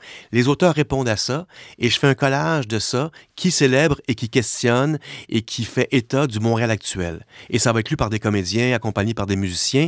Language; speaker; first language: French; native; French